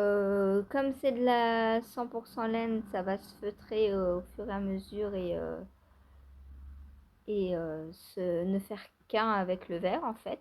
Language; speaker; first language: French; native; French